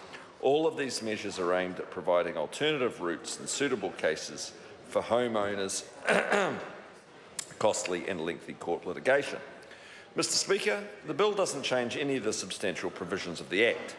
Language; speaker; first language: English; native; English